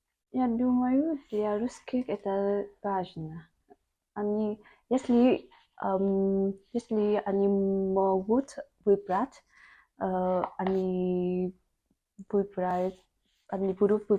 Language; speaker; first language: Russian; non-native, learner; Vietnamese